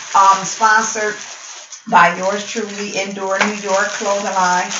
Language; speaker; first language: English; native; English